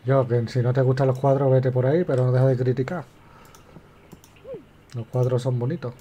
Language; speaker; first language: Spanish; native; Spanish